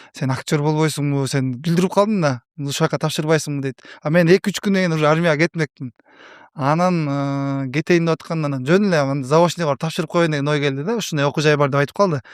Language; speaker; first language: Kyrgyz; native; Kyrgyz